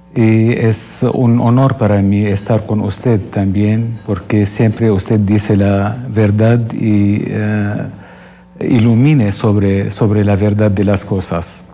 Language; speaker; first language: Spanish; non-native, fluent; Arabic